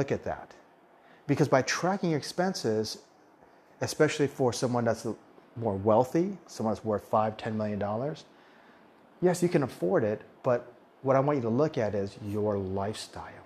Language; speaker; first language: English; early bilingual, other home language; Min Nan Chinese